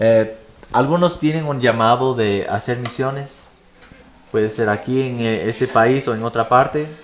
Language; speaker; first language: Spanish; non-native, fluent; English